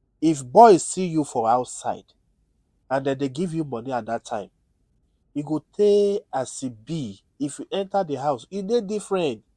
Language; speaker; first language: Nigerian Pidgin; non-native, local second language; Yoruba